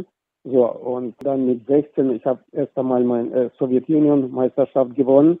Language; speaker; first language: German; non-native, fluent; Russian